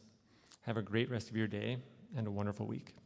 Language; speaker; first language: English; native; English